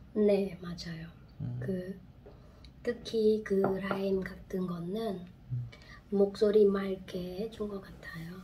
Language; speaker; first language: Korean; non-native, fluent; Khmer